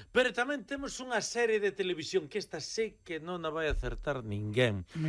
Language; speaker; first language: Galician; native; Galician